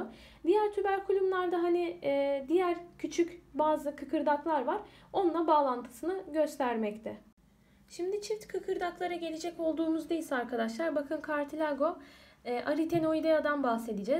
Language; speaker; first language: Turkish; native; Turkish